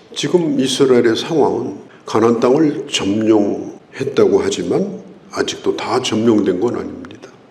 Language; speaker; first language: Korean; native; Korean